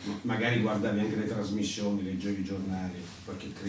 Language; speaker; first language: Italian; native; Italian